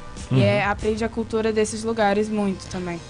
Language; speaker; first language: Portuguese; early bilingual, other home language; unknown